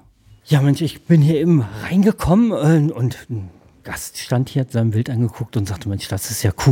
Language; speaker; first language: German; native; German